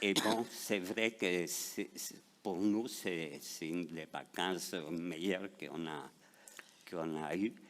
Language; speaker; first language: French; non-native, fluent; Spanish